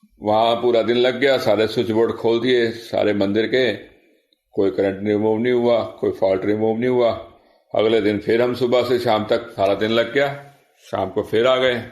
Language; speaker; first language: Hindi; native; Hindi